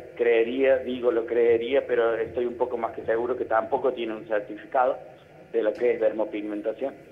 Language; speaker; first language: Spanish; native; Spanish